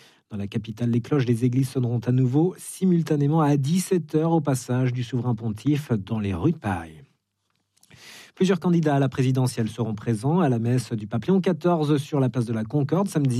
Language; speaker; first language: French; native; French